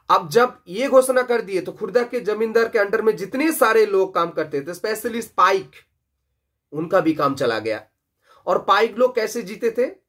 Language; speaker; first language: Hindi; non-native, local second language; Bangla